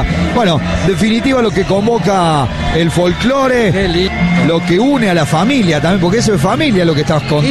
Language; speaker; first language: Spanish; native; Spanish